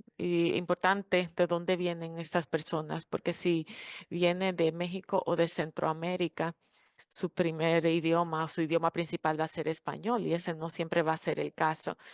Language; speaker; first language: Spanish; non-native, fluent; English